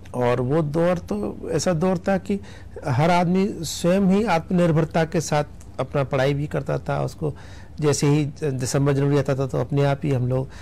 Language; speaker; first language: Hindi; native; Hindi